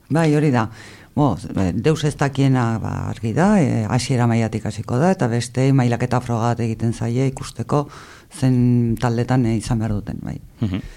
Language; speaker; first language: Basque; native; Basque